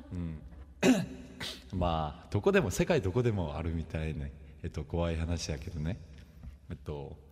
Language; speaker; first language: Japanese; non-native, fluent; Korean